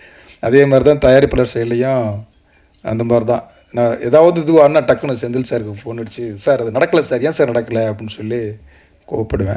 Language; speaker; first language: Tamil; native; Tamil